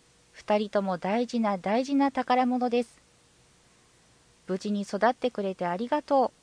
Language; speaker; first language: Japanese; native; Japanese